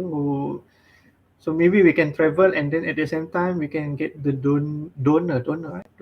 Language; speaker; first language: English; non-native, fluent; Malay